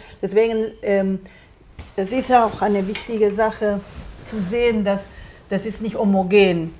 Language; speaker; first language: German; non-native, fluent; Spanish